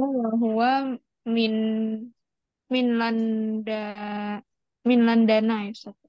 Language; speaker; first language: Arabic; non-native, learner; Indonesian